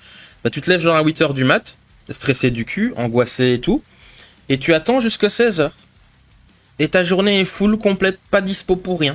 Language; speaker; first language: French; native; French